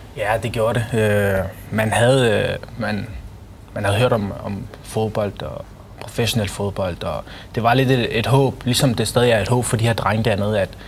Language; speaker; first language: Danish; early bilingual, other home language; Arabic